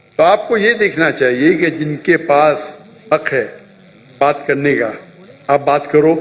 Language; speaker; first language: Urdu; non-native, local second language; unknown